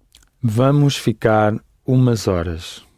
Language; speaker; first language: Portuguese; non-native, learner; English